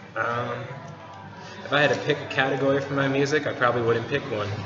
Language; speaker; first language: English; native; English